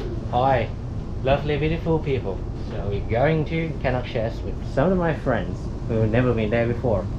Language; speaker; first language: English; non-native, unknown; Thai